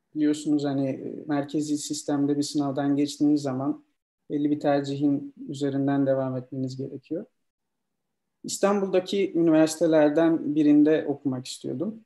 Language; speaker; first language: Turkish; native; Turkish